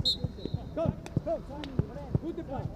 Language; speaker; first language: German; non-native, learner; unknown